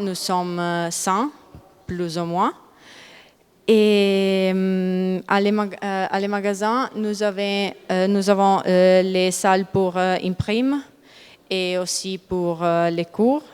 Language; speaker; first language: French; non-native, learner; Italian